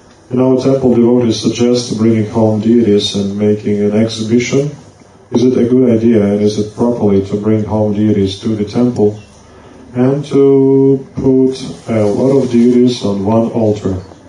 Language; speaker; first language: English; non-native, fluent; Russian